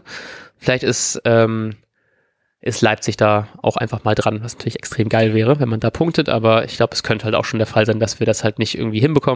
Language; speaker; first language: German; native; German